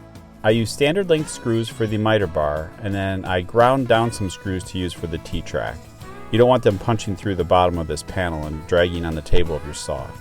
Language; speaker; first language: English; native; English